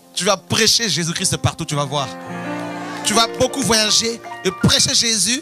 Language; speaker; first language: French; non-native, local second language; Lingala